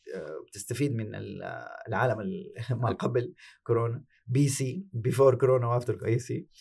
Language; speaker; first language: Arabic; native; Arabic